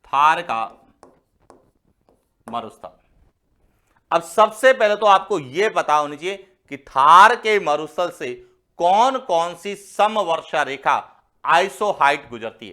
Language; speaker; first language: Hindi; native; Hindi